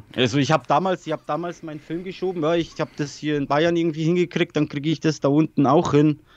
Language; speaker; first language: German; early bilingual, other home language; Polish